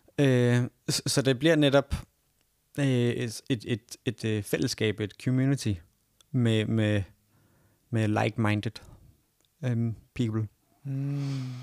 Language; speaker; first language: Danish; native; Danish